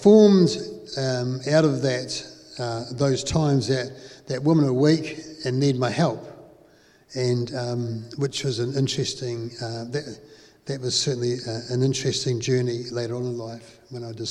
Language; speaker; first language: English; native; English